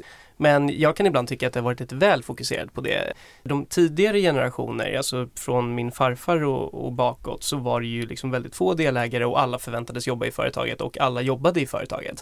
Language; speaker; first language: Swedish; native; Swedish